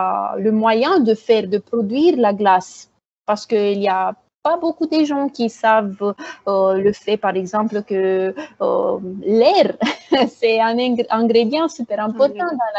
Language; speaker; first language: French; non-native, fluent; Romanian